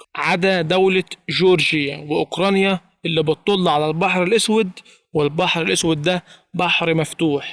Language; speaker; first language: Arabic; native; Arabic